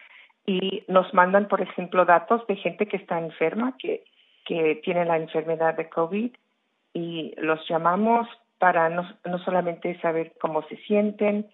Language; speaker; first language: Spanish; early bilingual, heritage; Spanish